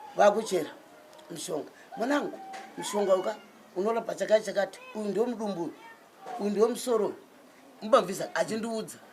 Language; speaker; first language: Shona; non-native, fluent; Nyanja